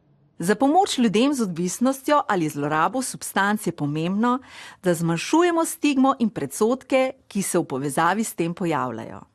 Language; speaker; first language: Slovenian; native; Slovenian